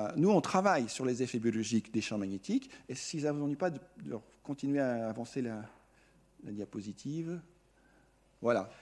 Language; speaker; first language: French; native; French